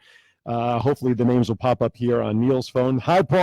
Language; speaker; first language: English; native; English